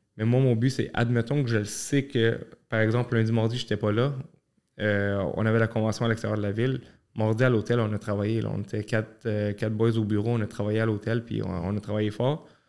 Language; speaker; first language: French; early bilingual, other home language; Arabic